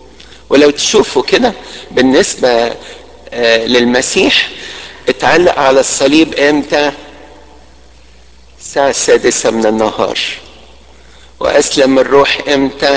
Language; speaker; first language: Arabic; native; Arabic